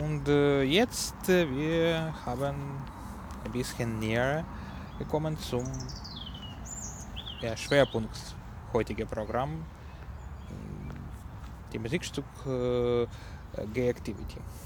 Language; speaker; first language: German; non-native, learner; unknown